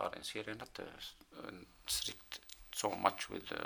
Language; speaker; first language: English; non-native, learner; Arabic